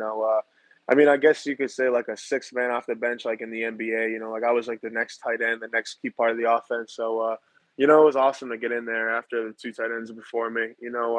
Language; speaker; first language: English; native; English